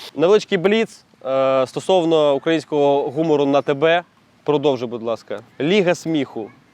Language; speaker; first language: Ukrainian; native; Ukrainian